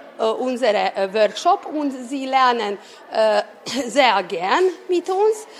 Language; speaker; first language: German; non-native, learner; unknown